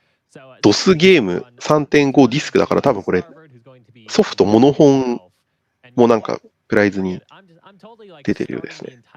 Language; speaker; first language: Japanese; native; Japanese